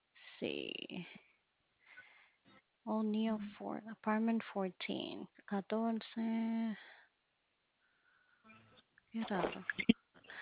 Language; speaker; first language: Spanish; early bilingual, heritage; Spanish